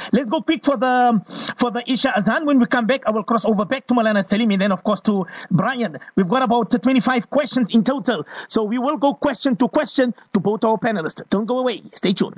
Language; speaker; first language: English; native; English